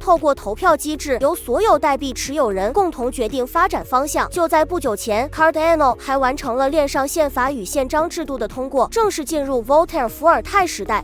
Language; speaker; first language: Chinese; native; Chinese